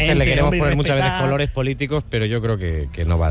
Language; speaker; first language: Spanish; native; Spanish